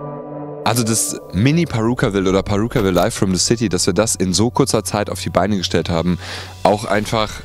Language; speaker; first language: German; native; German